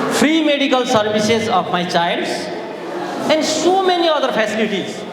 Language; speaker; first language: English; non-native, local second language; Nepali